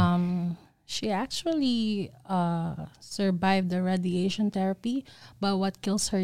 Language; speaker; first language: English; non-native, local second language; Filipino